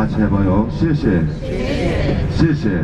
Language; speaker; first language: Korean; native; Korean